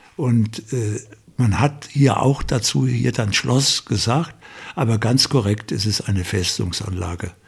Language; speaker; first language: German; native; German